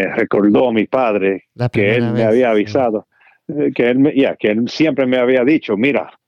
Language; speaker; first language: Spanish; early bilingual, heritage; Spanish